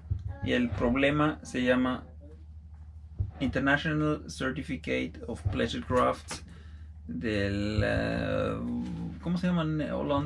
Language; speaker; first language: Spanish; non-native, fluent; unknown